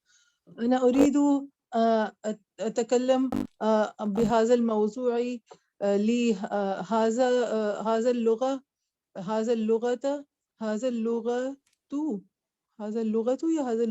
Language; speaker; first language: Arabic; non-native, learner; Urdu